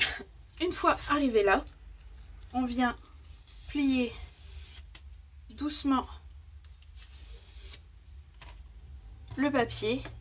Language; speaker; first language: French; native; French